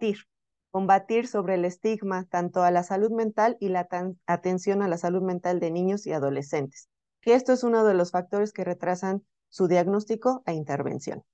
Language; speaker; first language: Spanish; native; Spanish